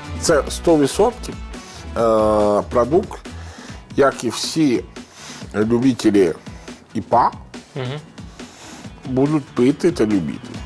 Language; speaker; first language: Ukrainian; non-native, learner; Italian